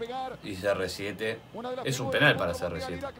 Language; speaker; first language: Spanish; native; Spanish